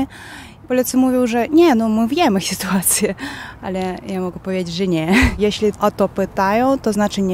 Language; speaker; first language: Polish; non-native, learner; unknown